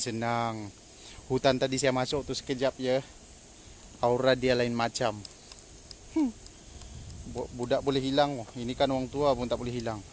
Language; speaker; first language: Malay; native; Malay